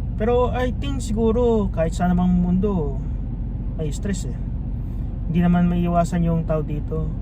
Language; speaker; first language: Filipino; native; Filipino